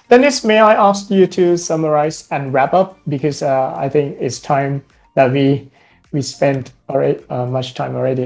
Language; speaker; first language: English; non-native, fluent; Thai